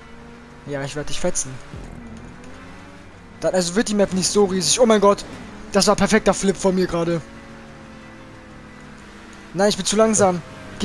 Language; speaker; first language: German; native; German